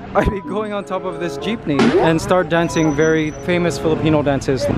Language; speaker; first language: English; native; English